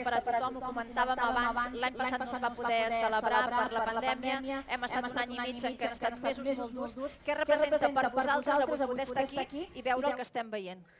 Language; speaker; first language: Catalan; native; Catalan